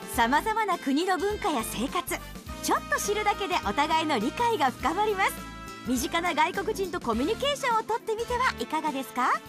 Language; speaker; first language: Japanese; native; Japanese